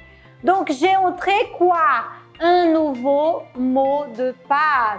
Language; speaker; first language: French; non-native, fluent; Portuguese